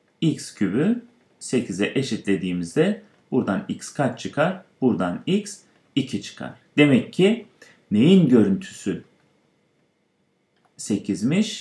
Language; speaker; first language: Turkish; native; Turkish